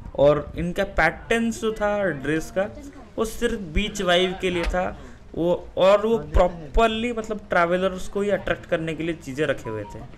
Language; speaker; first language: Hindi; non-native, local second language; Odia